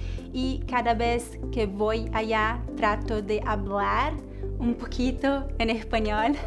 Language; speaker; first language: Spanish; non-native, learner; Portuguese